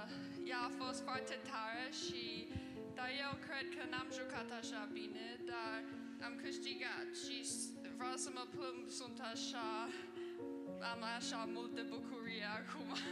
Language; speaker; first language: Romanian; early bilingual, heritage; English